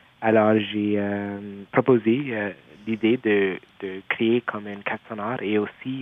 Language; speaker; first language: French; non-native, local second language; English